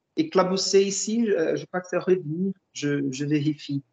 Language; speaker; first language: French; non-native, fluent; Portuguese